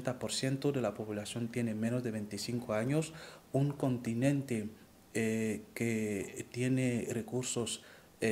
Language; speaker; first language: Spanish; non-native, fluent; French